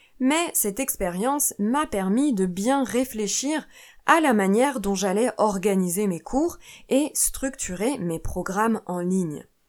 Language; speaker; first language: French; native; French